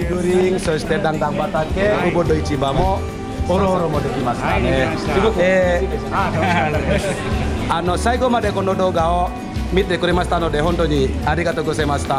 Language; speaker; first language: Japanese; non-native, fluent; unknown